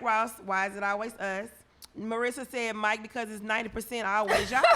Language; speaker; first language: English; native; English